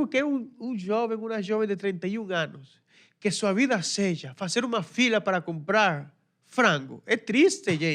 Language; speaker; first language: Portuguese; non-native, fluent; Spanish